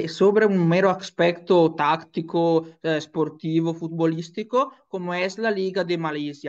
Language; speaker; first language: Spanish; non-native, learner; Italian